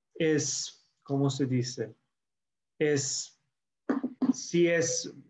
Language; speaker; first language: Spanish; non-native, learner; English